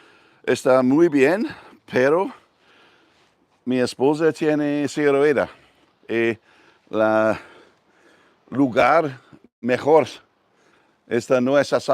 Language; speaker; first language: Spanish; non-native, learner; English